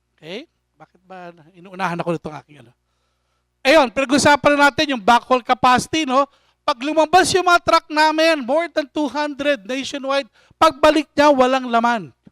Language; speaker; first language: Filipino; native; Filipino